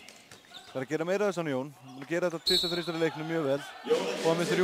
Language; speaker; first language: Icelandic; native; Icelandic